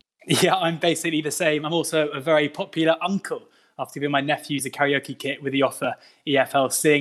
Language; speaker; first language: English; native; English